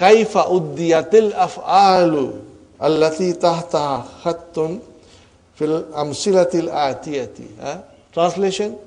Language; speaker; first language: Arabic; non-native, fluent; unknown